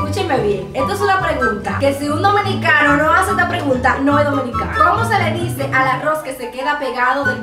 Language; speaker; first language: Spanish; native; Spanish